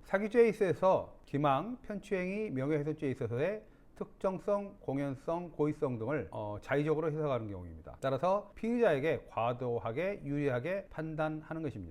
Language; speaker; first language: Korean; native; Korean